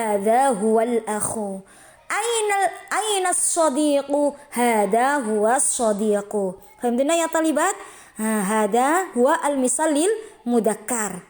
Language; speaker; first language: Arabic; non-native, fluent; Indonesian